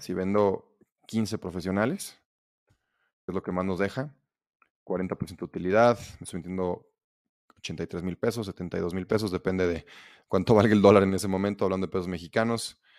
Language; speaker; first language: Spanish; native; Spanish